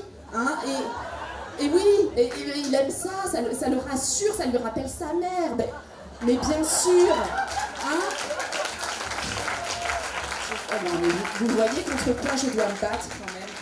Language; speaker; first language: French; native; French